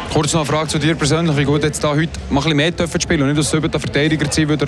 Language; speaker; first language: German; native; German